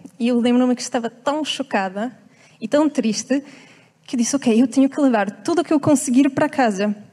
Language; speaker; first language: Portuguese; non-native, fluent; Italian